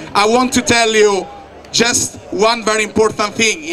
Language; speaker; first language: English; non-native, fluent; Italian